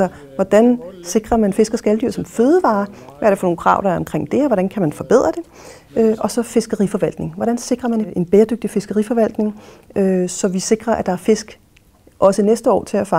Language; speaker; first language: Danish; native; Danish